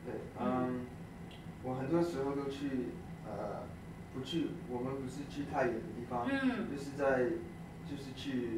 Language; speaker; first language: Chinese; early bilingual, heritage; Cantonese